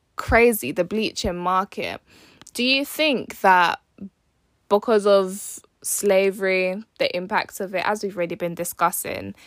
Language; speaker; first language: English; native; English